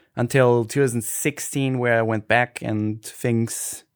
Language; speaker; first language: English; non-native, fluent; German